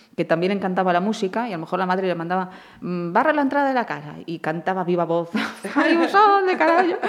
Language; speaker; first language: Spanish; native; Spanish